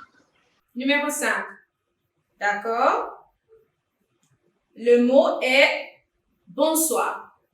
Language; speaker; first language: French; non-native, fluent; English